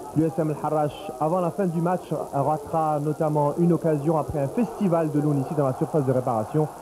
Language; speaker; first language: French; non-native, local second language; Arabic